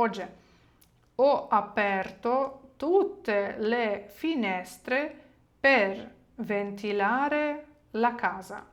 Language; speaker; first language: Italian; non-native, fluent; Ukrainian